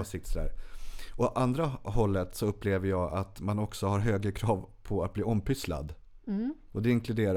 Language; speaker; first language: Swedish; native; Swedish